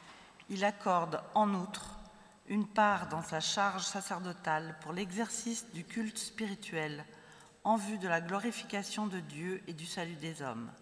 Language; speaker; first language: French; native; French